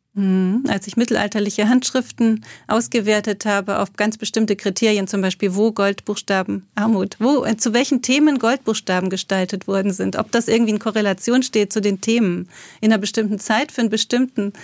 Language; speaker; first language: German; native; German